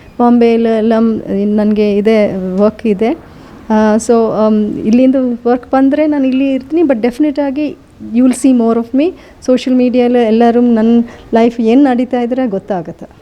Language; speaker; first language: Kannada; non-native, fluent; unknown